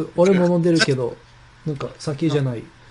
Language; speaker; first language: Japanese; non-native, fluent; English